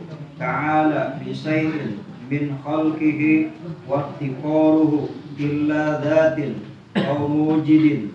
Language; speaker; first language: Arabic; non-native, learner; Indonesian